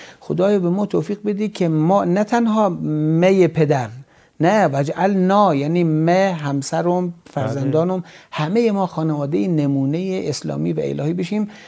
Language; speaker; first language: Persian; native; Persian